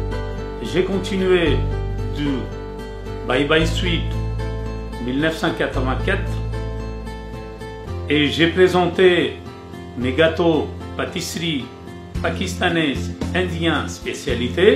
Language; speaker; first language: French; non-native, learner; Urdu